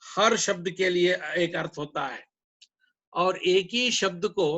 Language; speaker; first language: Hindi; non-native, local second language; Kannada